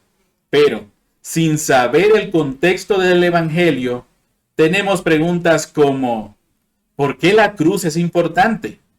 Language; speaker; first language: Spanish; non-native, fluent; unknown